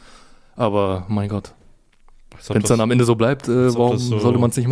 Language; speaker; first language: German; native; German